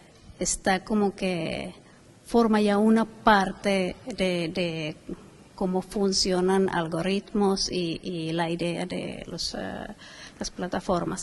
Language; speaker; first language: Spanish; non-native, fluent; Finnish